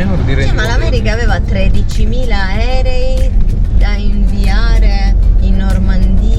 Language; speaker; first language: Italian; native; Italian